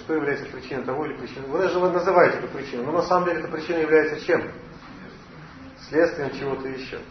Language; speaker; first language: Russian; native; Russian